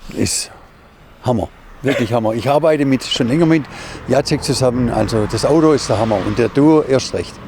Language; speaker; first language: German; native; German